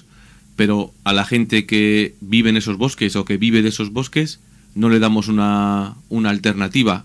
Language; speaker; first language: Spanish; native; Spanish